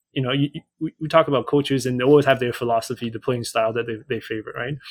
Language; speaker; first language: English; native; English